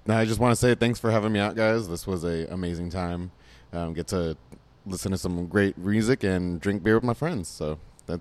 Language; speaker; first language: English; native; English